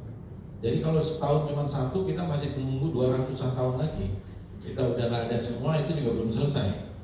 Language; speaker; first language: Indonesian; native; Indonesian